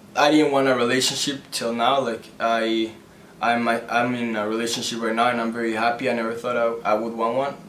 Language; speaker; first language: English; early bilingual, other home language; Spanish